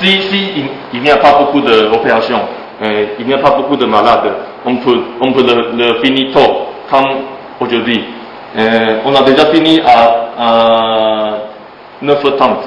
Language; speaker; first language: French; non-native, fluent; Chinese